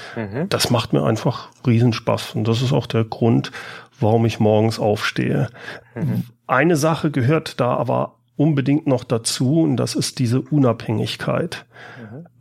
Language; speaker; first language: German; native; German